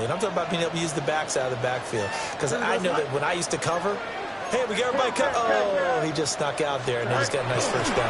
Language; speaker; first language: English; native; English